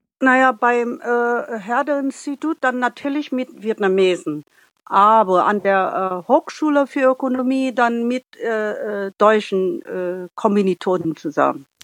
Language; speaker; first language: German; non-native, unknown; Vietnamese